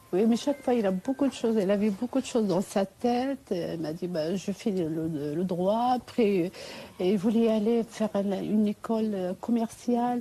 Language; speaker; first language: French; non-native, fluent; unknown